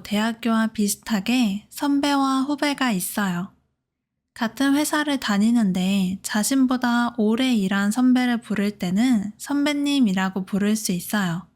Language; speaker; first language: Korean; native; Korean